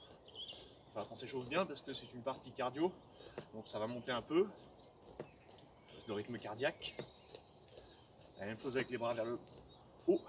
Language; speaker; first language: French; native; French